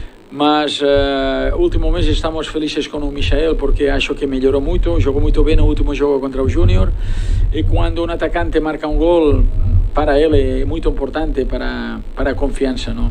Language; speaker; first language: Portuguese; non-native, fluent; Spanish